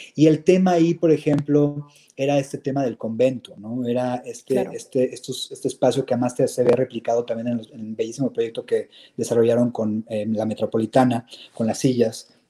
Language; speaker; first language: Spanish; native; Spanish